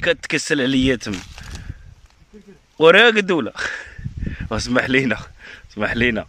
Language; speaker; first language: Arabic; native; Arabic